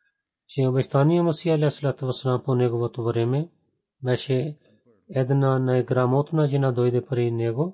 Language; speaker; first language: Bulgarian; non-native, fluent; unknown